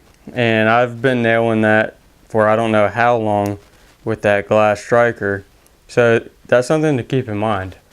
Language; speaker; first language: English; native; English